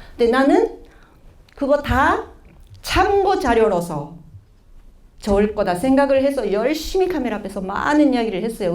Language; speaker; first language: Korean; early bilingual, heritage; Korean